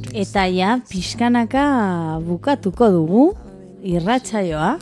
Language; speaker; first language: Basque; non-native, local second language; Spanish